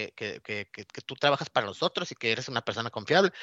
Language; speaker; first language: Spanish; native; Spanish